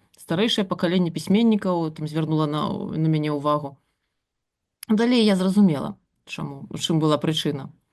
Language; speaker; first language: Belarusian; non-native, local second language; Russian